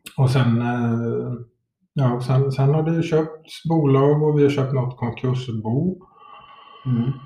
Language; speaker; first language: Swedish; native; Swedish